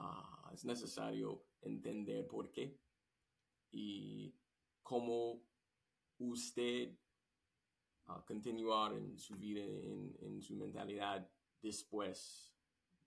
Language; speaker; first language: Spanish; non-native, learner; English